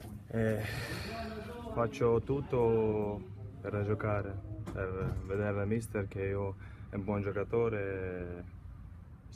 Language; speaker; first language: Italian; non-native, learner; Latvian